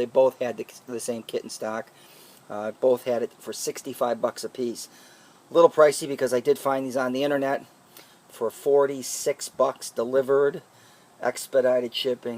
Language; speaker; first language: English; native; English